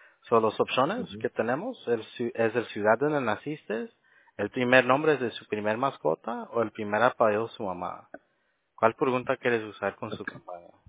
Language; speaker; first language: Spanish; early bilingual, heritage; Spanish